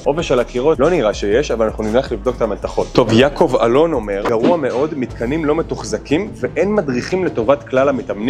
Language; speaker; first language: Hebrew; native; Hebrew